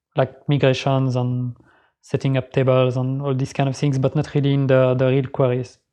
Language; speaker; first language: English; non-native, fluent; French